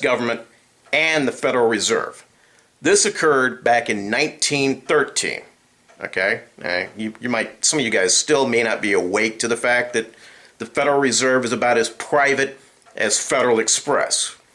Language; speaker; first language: English; native; English